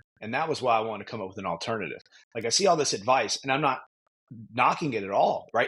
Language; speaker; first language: English; native; English